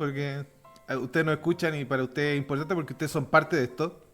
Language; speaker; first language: Spanish; native; Spanish